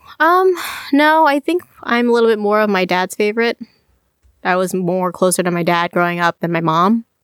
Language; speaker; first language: English; native; English